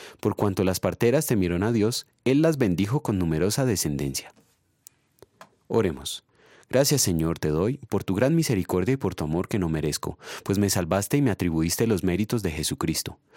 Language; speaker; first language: Spanish; native; Spanish